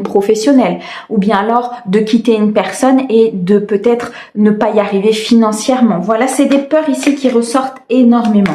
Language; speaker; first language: French; native; French